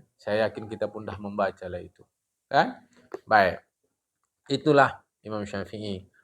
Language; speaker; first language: Malay; non-native, local second language; Indonesian